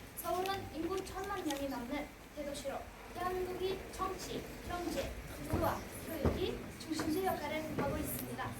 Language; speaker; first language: Korean; non-native, learner; Uzbek